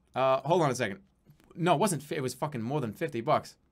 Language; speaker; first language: English; native; English